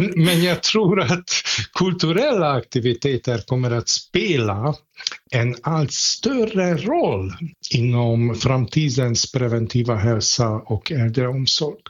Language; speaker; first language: Swedish; non-native, fluent; Hungarian